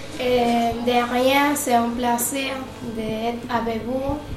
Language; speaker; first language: French; non-native, learner; Spanish